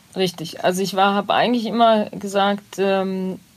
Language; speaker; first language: German; native; German